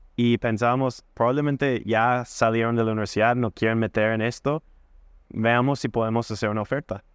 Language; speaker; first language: Spanish; non-native, fluent; English